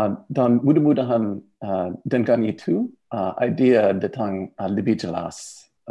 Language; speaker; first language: Indonesian; non-native, learner; English